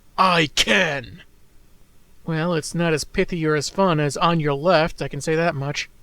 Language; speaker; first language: English; native; English